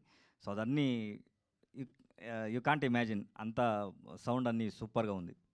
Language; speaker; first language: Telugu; non-native, learner; Kannada